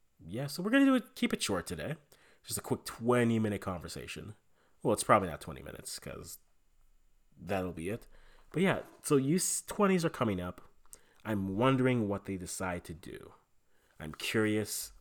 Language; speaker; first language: English; early bilingual, other home language; French